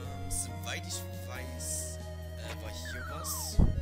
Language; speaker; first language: German; native; German